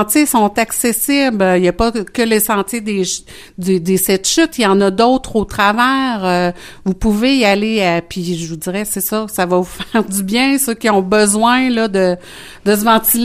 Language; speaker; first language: French; native; French